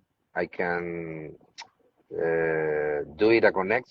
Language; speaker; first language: English; non-native, learner; Spanish